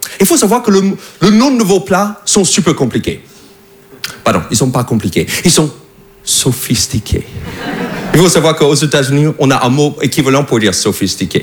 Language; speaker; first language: French; non-native, fluent; English